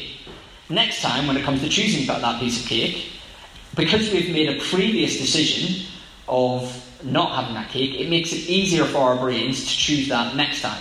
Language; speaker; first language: English; native; English